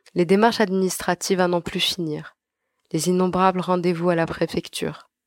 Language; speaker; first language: French; non-native, local second language; Arabic